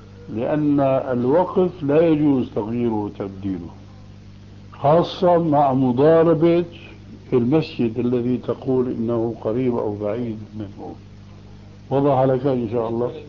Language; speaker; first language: Arabic; early bilingual, other home language; Albanian